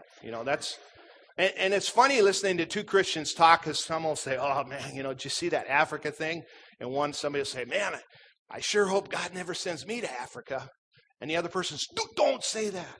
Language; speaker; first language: English; native; English